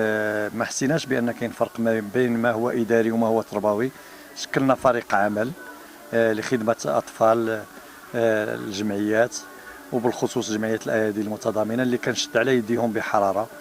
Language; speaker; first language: Arabic; native; Arabic